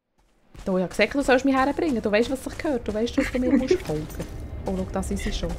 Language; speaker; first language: German; native; German